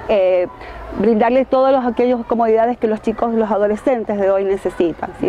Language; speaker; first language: Spanish; native; Spanish